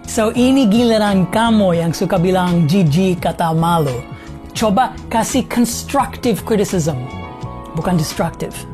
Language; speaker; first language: Indonesian; non-native, fluent; English